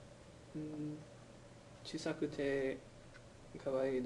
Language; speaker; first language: Japanese; non-native, learner; English